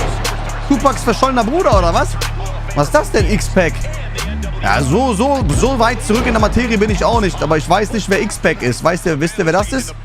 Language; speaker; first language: German; native; German